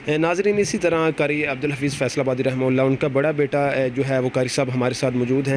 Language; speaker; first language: Urdu; non-native, local second language; Punjabi